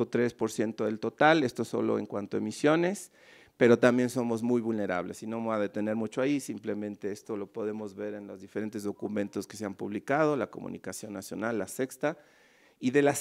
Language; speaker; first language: Spanish; native; Spanish